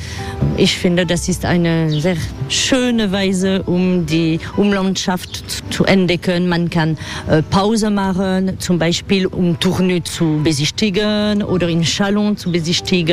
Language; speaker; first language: German; non-native, fluent; French